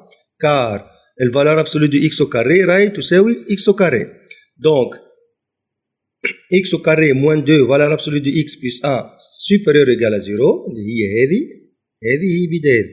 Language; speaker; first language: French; non-native, local second language; Arabic